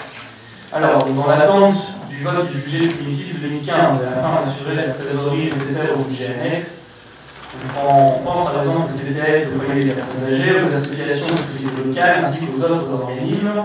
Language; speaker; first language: French; native; French